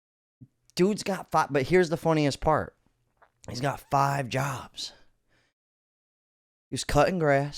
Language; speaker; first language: English; native; English